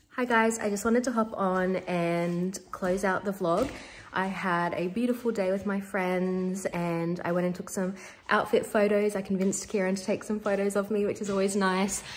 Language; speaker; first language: English; native; English